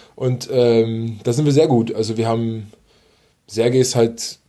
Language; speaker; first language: German; native; German